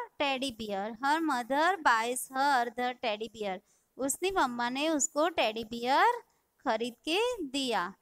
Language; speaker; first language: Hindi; non-native, local second language; Gujarati